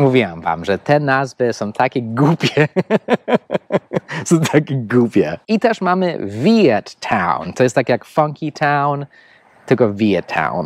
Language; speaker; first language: Polish; non-native, fluent; English